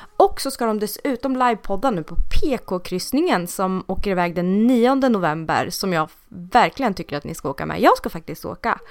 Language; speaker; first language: Swedish; native; Swedish